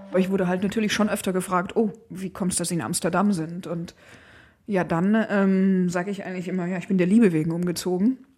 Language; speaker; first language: German; native; German